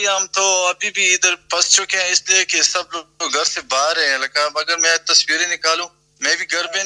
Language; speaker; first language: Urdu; non-native, fluent; Pashto